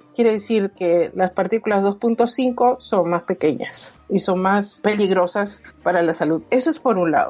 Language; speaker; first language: Spanish; native; Spanish